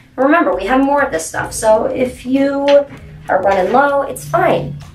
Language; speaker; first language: English; native; English